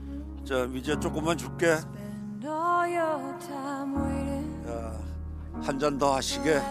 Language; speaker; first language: Korean; native; Korean